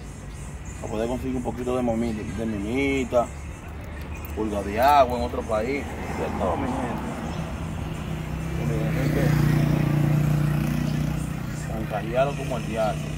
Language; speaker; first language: Spanish; native; Spanish